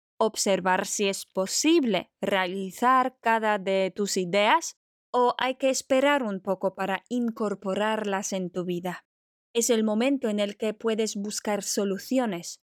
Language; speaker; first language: Spanish; non-native, fluent; Polish